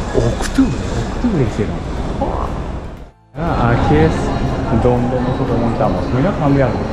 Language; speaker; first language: Spanish; non-native, learner; Japanese